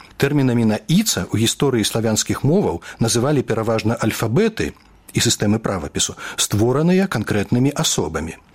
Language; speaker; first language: Belarusian; native; Belarusian